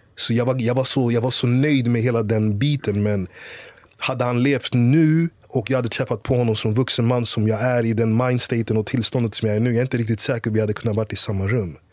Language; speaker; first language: Swedish; early bilingual, other home language; English